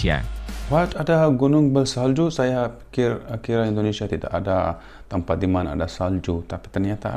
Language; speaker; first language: Indonesian; non-native, fluent; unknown